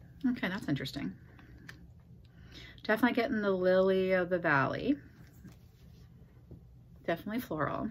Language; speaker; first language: English; native; English